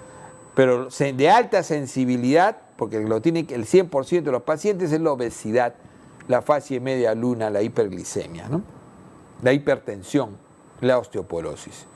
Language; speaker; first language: Spanish; native; Spanish